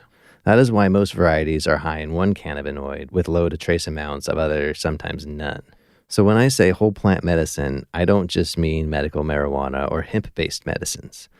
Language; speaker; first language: English; native; English